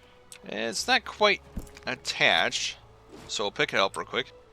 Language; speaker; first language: English; native; English